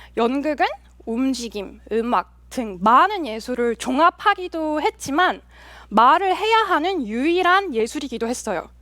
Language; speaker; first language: Korean; early bilingual, heritage; Korean